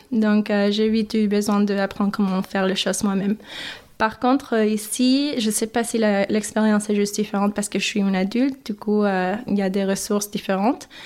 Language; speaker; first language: French; non-native, fluent; English